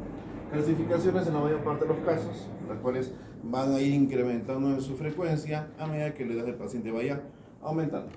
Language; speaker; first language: Spanish; native; Spanish